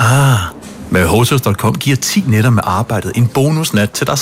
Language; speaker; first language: Danish; native; Danish